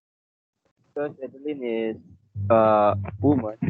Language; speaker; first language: English; non-native, local second language; Malay